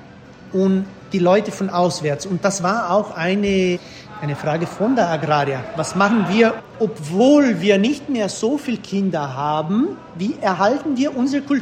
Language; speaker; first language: German; early bilingual, heritage; German